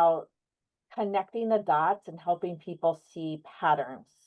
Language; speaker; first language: English; native; English